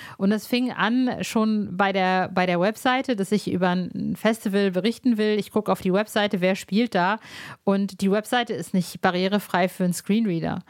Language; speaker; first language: German; early bilingual, other home language; Arabic